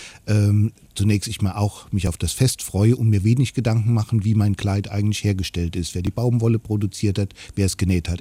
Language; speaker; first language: German; native; German